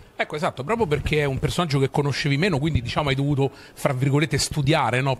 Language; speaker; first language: Italian; native; Italian